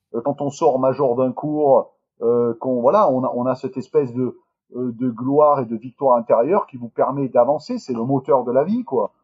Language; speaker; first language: French; native; French